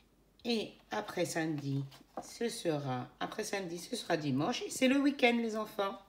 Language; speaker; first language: French; native; French